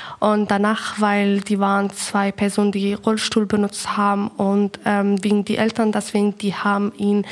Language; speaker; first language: German; non-native, learner; Persian